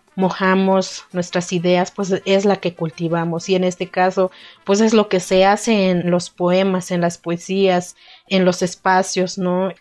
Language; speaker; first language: Spanish; non-native, local second language; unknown